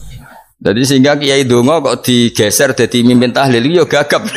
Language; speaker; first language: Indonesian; non-native, local second language; Javanese